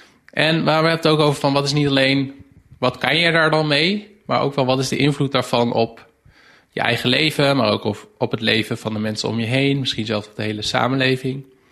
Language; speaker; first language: Dutch; native; Dutch